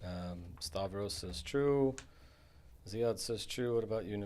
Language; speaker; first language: English; native; English